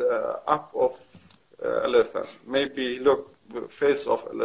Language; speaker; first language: English; non-native, learner; Kurdish